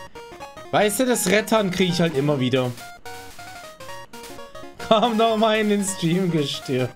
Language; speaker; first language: German; native; German